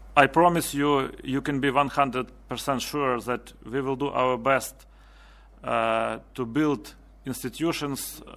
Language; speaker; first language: English; non-native, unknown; Ukrainian